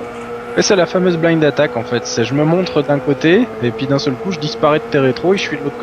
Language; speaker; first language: French; native; French